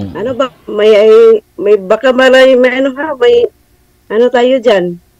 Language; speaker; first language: Filipino; non-native, local second language; Cebuano